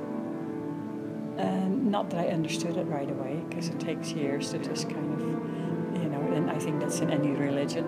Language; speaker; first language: English; non-native, fluent; Dutch